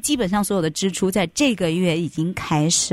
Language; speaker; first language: Chinese; native; Chinese